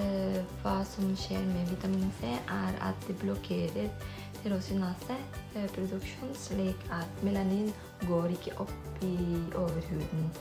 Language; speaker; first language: Norwegian; non-native, fluent; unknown